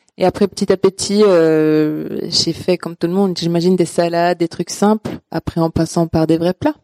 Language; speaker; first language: French; non-native, fluent; Swedish